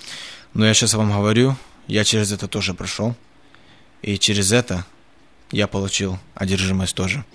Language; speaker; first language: Russian; early bilingual, heritage; Russian